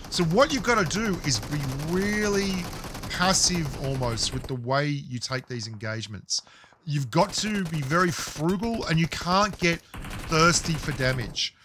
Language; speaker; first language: English; native; English